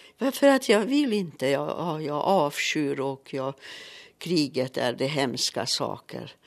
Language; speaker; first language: Swedish; native; Swedish